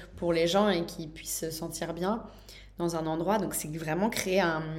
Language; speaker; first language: French; native; French